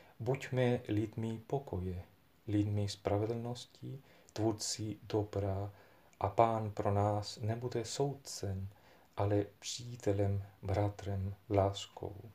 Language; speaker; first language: Czech; non-native, fluent; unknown